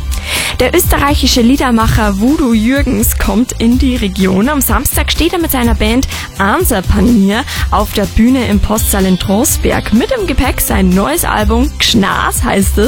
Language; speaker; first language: German; native; German